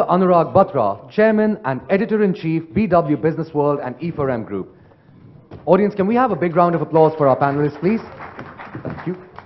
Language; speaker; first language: English; non-native, local second language; Hindi